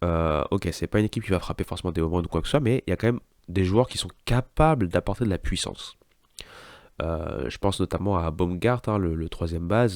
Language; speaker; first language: French; native; French